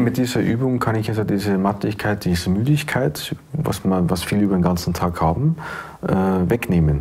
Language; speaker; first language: German; native; German